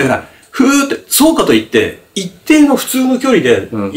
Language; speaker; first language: Japanese; native; Japanese